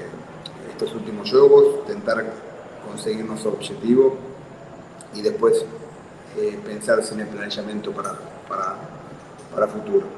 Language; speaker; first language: Portuguese; non-native, fluent; Spanish